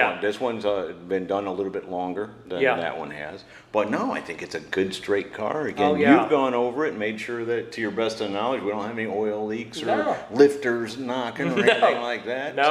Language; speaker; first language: English; native; English